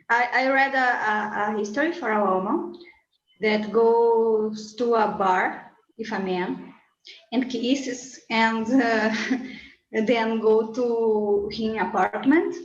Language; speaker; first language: English; non-native, learner; Portuguese